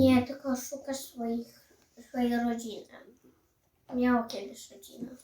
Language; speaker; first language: Polish; early bilingual, heritage; Samoan